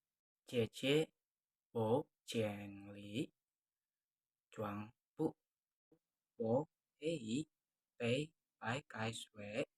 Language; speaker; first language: Chinese; non-native, learner; Indonesian